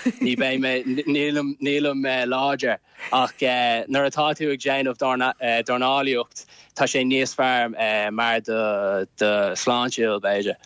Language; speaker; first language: Irish; non-native, local second language; English